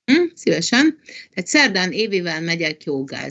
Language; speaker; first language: Hungarian; non-native, fluent; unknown